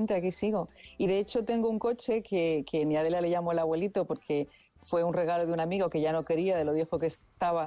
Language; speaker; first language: Spanish; native; Spanish